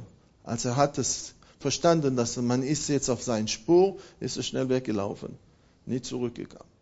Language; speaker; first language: German; non-native, fluent; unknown